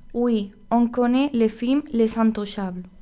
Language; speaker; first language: French; non-native, learner; Spanish